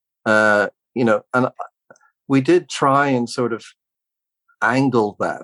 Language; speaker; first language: English; native; English